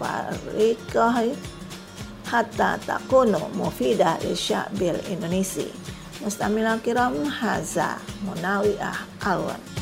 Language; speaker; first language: Arabic; non-native, fluent; Indonesian